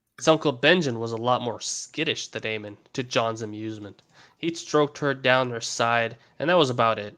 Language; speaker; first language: English; native; English